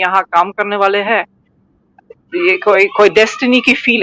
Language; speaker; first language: Hindi; non-native, fluent; German